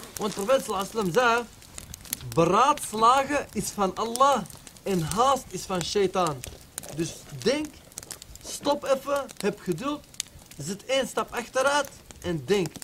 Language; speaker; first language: Dutch; early bilingual, other home language; Arabic